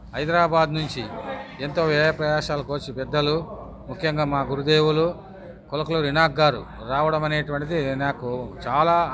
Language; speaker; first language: Telugu; native; Telugu